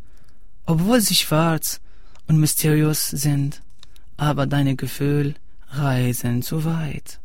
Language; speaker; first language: German; non-native, learner; Arabic